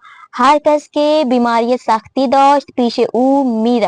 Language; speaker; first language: Persian; non-native, fluent; Urdu